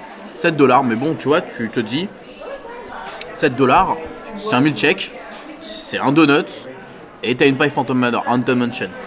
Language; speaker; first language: French; native; French